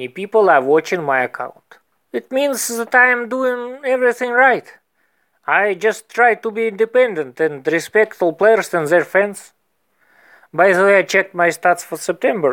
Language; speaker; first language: English; non-native, learner; Russian